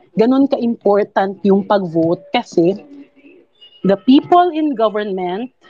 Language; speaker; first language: Filipino; non-native, local second language; Cebuano